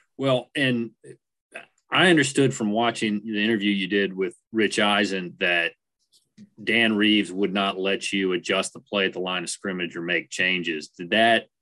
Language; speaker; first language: English; native; English